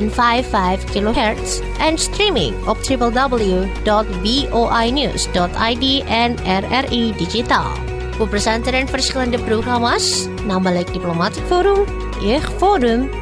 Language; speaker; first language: Dutch; non-native, learner; Indonesian